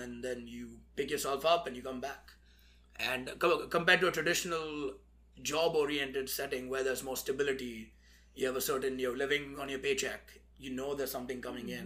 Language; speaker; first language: English; non-native, local second language; Hindi